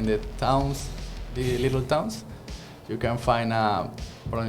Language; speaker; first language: English; non-native, learner; Spanish